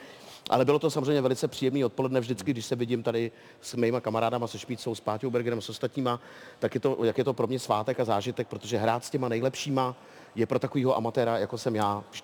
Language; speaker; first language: Czech; native; Czech